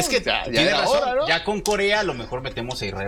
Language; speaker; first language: Spanish; native; Spanish